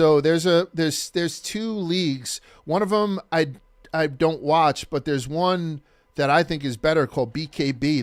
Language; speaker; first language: English; native; English